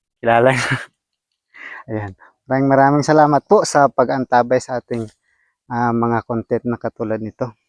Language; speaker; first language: Filipino; non-native, local second language; Cebuano